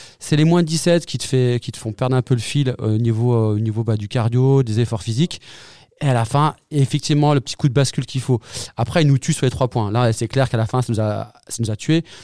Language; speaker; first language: French; native; French